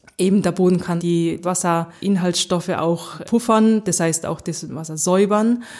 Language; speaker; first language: German; early bilingual, heritage; German